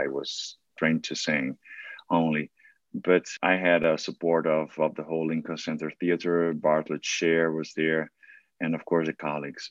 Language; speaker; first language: English; non-native, fluent; Portuguese